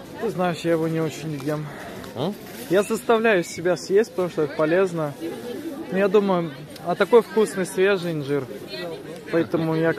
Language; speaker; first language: Russian; early bilingual, heritage; Russian